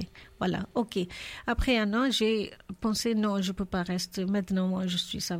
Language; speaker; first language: French; non-native, learner; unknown